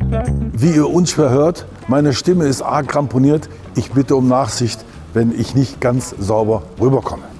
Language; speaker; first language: German; native; German